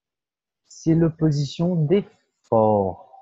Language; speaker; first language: French; non-native, fluent; Portuguese